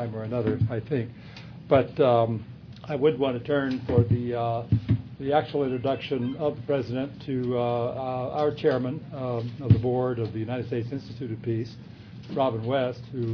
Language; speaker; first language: English; native; English